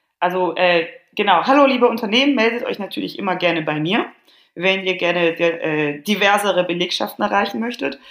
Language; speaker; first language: German; early bilingual, other home language; Polish